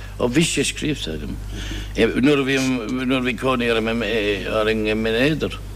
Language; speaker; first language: Irish; non-native, fluent; English